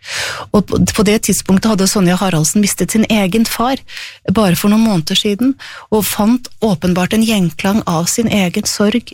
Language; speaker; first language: Norwegian; native; Norwegian